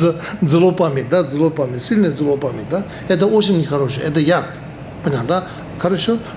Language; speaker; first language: Russian; non-native, learner; Tibetan